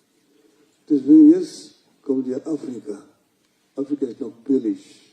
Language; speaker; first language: German; non-native, fluent; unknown